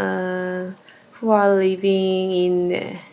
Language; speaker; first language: English; non-native, learner; Korean